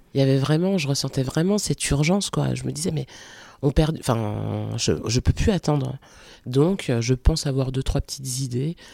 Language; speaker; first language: French; early bilingual, other home language; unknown